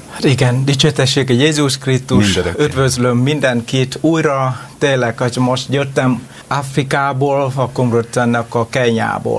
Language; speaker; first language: Hungarian; non-native, learner; Vietnamese